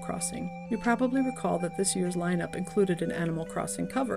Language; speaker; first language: English; native; English